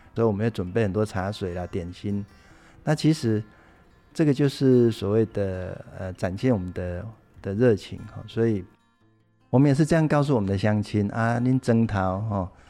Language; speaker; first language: Chinese; native; Chinese